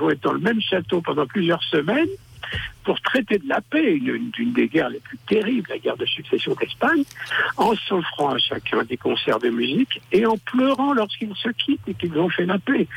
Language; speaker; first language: French; native; French